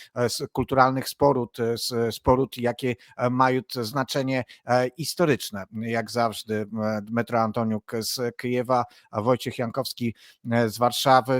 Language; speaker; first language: Polish; non-native, learner; Ukrainian